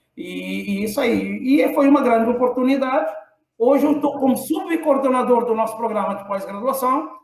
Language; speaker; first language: Portuguese; non-native, local second language; Kabuverdianu